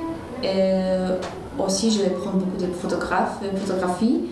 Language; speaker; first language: French; non-native, fluent; Polish